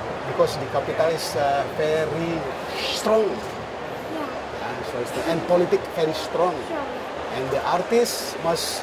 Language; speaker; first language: English; non-native, learner; Indonesian